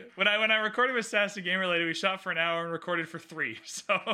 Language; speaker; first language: English; native; English